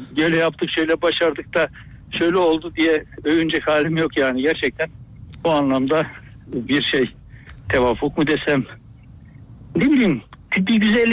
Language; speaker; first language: Turkish; native; Turkish